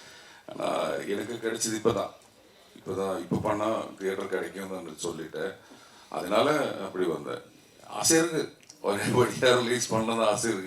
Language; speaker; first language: Tamil; non-native, learner; Malayalam